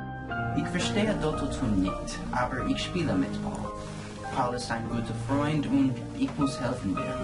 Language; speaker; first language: German; non-native, learner; English